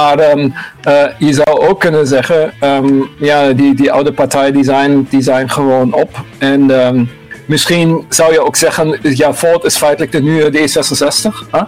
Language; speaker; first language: Dutch; non-native, fluent; German